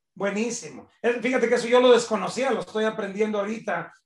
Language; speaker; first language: Spanish; early bilingual, heritage; Spanish